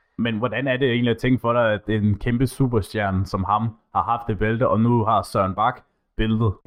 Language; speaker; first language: Danish; native; Danish